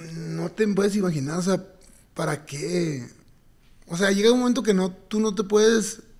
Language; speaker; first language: Spanish; native; Spanish